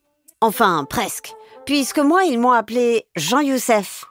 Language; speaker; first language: French; native; French